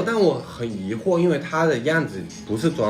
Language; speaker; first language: Chinese; native; Chinese